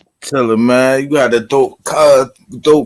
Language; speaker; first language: English; native; English